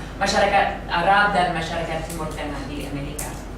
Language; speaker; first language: Indonesian; non-native, fluent; English